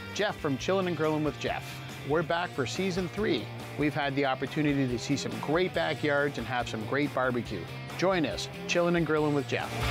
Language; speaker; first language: English; native; English